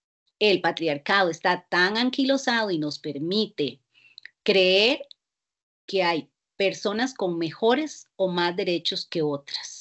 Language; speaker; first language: Spanish; native; Spanish